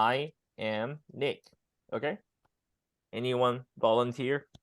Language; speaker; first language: English; non-native, fluent; Chinese